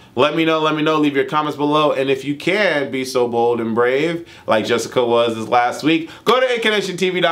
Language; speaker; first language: English; native; English